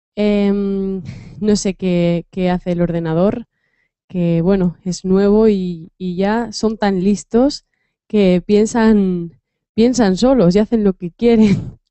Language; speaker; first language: Spanish; native; Spanish